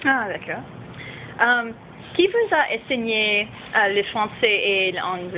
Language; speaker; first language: French; non-native, learner; English